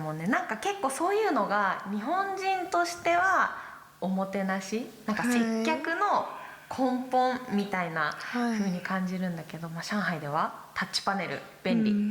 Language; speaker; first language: Japanese; native; Japanese